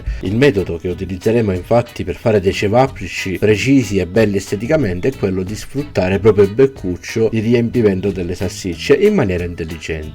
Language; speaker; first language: Italian; native; Italian